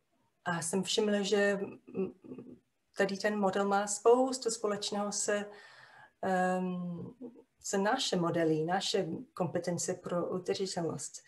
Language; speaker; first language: Czech; non-native, fluent; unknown